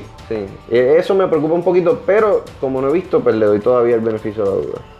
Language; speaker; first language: Spanish; native; Spanish